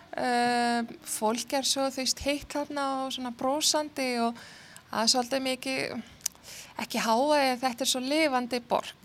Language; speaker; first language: Icelandic; non-native, fluent; Arabic